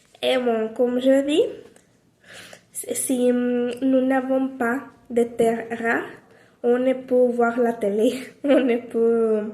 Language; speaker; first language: French; non-native, learner; Spanish